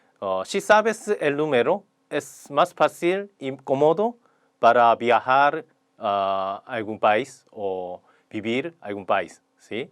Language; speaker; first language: Spanish; non-native, learner; Korean